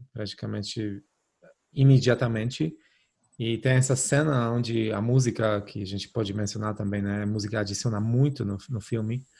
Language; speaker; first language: Portuguese; non-native, fluent; Polish